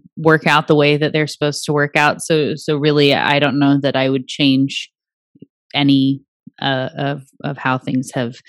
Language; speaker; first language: English; native; English